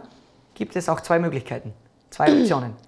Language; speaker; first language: German; native; German